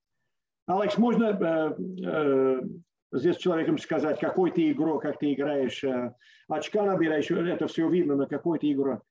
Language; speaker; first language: Russian; non-native, fluent; English